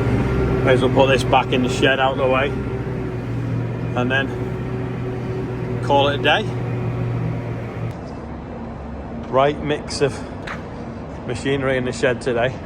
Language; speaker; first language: English; native; English